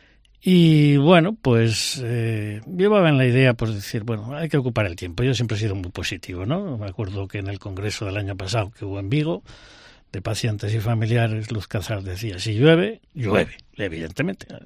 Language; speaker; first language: Spanish; native; Spanish